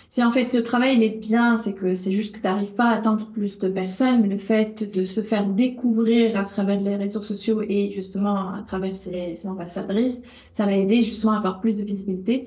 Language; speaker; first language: French; native; French